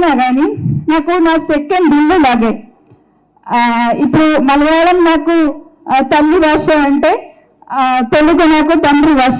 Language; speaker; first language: Telugu; non-native, learner; Malayalam